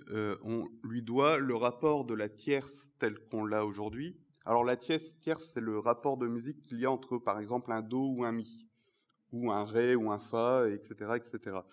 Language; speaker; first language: French; native; French